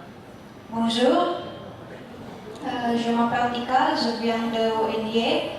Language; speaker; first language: French; non-native, learner; Indonesian